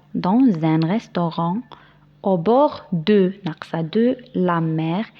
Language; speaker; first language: French; non-native, local second language; Arabic